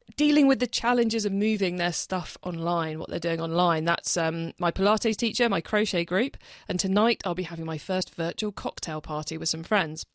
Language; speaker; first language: English; native; English